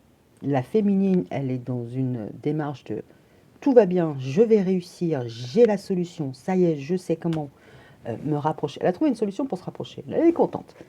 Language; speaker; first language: French; native; French